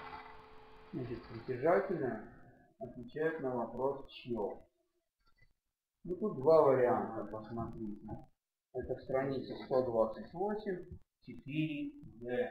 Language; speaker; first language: Russian; native; Russian